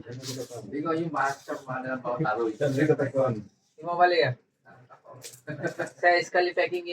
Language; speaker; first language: Indonesian; non-native, learner; Bangla